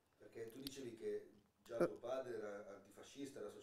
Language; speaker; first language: Italian; native; Italian